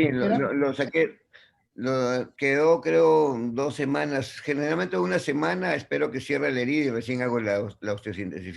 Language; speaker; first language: Spanish; native; Spanish